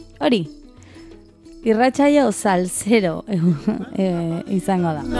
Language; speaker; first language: Basque; non-native, local second language; Spanish